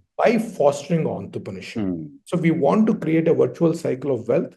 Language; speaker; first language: English; non-native, local second language; Telugu